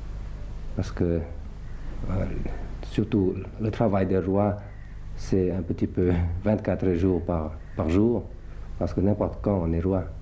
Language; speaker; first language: French; early bilingual, other home language; Thai